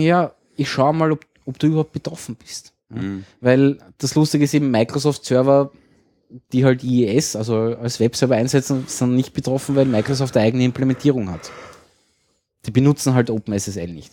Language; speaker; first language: German; native; German